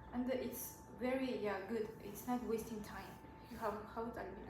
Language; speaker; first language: English; non-native, learner; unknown